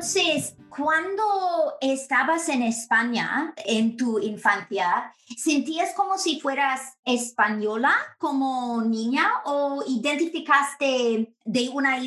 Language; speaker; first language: Spanish; non-native, fluent; English